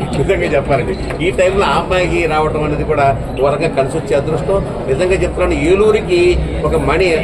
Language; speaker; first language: Telugu; native; Telugu